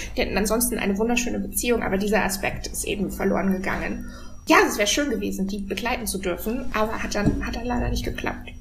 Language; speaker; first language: German; native; German